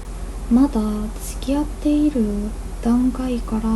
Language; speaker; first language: Japanese; non-native, fluent; Korean